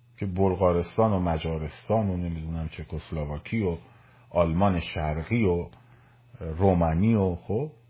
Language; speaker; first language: Persian; native; Persian